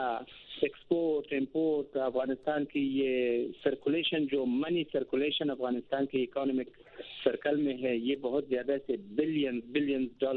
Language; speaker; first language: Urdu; non-native, fluent; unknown